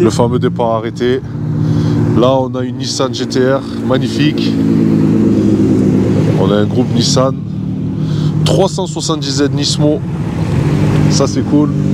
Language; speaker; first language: French; native; French